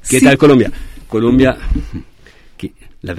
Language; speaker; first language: Spanish; non-native, fluent; German